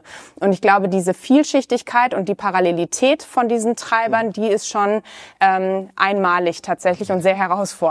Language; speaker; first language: German; native; German